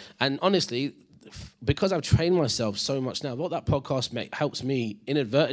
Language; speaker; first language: English; native; English